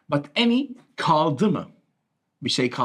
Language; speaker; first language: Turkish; non-native, fluent; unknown